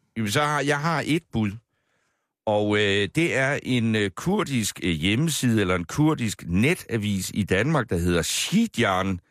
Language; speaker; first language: Danish; native; Danish